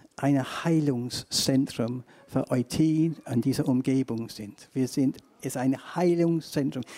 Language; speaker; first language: German; non-native, fluent; English